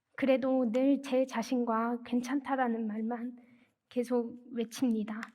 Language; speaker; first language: Korean; non-native, fluent; Persian